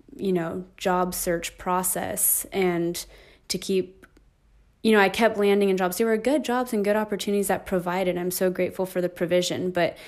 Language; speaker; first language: English; native; English